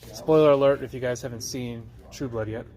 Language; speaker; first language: English; native; English